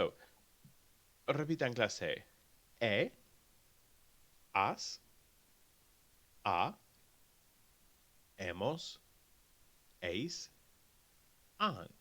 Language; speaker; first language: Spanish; non-native, fluent; English